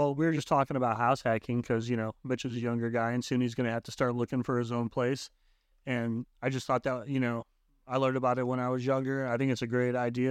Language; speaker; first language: English; native; English